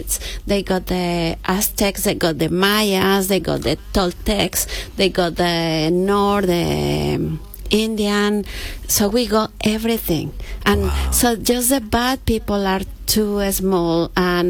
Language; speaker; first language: English; non-native, learner; Spanish